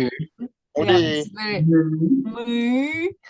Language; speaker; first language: English; non-native, fluent; Russian